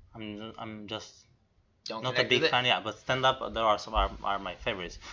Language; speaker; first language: English; non-native, fluent; Romanian